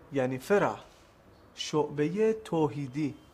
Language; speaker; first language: Persian; native; Persian